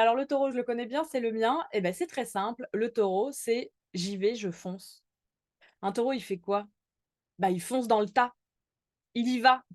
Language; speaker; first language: French; native; French